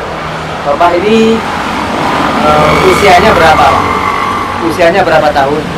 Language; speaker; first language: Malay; non-native, local second language; Javanese